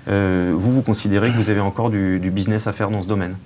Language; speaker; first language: French; native; French